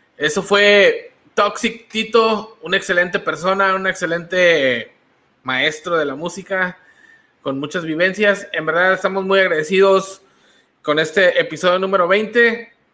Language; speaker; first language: Spanish; native; Spanish